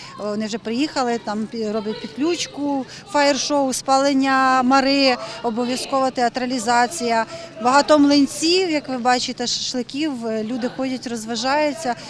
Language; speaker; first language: Ukrainian; native; Ukrainian